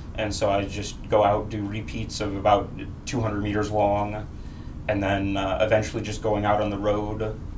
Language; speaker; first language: English; native; English